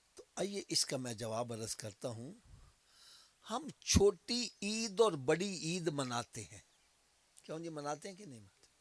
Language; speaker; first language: Urdu; non-native, local second language; Punjabi